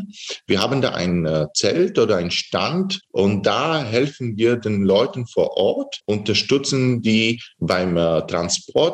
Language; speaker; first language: German; non-native, fluent; Slovak